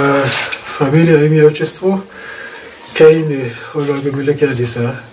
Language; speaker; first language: Russian; non-native, learner; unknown